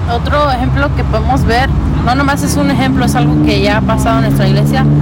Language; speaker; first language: Spanish; early bilingual, heritage; Spanish